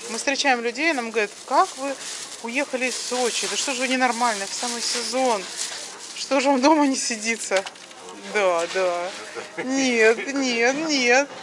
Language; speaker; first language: Russian; native; Russian